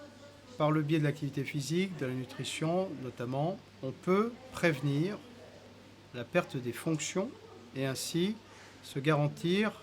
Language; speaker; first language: French; native; French